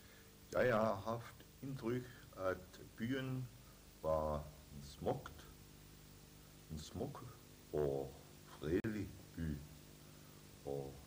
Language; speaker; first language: Danish; non-native, fluent; German